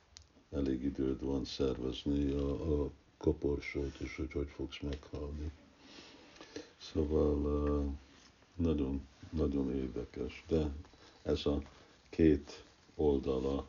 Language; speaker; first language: Hungarian; early bilingual, heritage; Hungarian